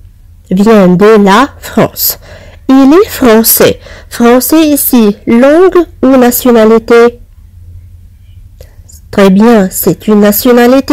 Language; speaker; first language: French; non-native, fluent; Arabic